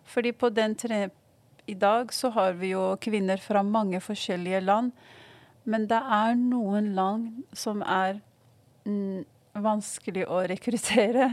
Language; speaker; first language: Norwegian; non-native, fluent; Arabic